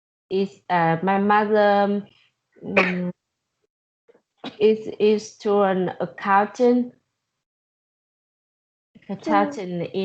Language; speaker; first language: English; non-native, learner; Vietnamese